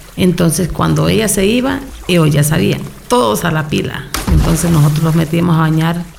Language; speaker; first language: Spanish; native; Spanish